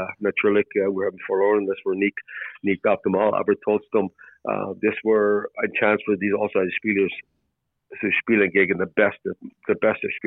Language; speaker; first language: German; non-native, learner; English